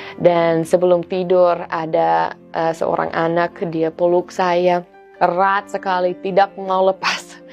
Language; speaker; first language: Indonesian; non-native, fluent; English